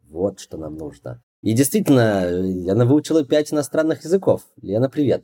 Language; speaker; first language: Russian; native; Russian